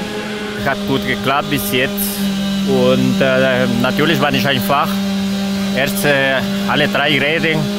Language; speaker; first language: German; non-native, learner; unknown